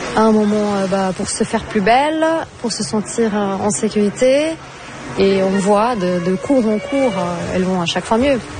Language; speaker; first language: French; non-native, fluent; Portuguese